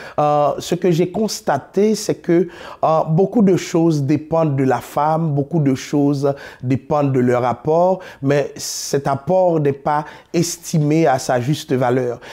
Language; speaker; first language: French; non-native, local second language; Haitian Creole